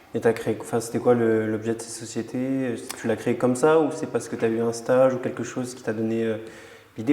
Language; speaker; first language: French; native; French